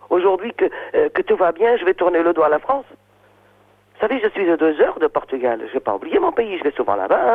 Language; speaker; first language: French; non-native, fluent; Portuguese